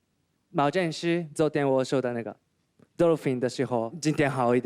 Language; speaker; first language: Chinese; non-native, learner; Japanese